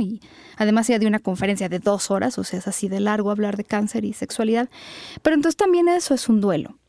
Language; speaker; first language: Spanish; native; Spanish